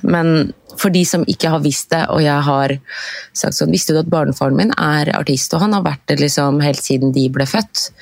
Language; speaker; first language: Norwegian; early bilingual, other home language; Arabic